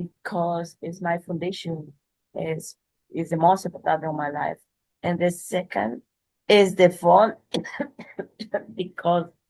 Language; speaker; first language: English; non-native, learner; Spanish